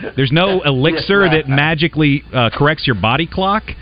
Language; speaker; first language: English; native; English